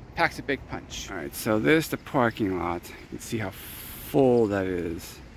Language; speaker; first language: English; native; English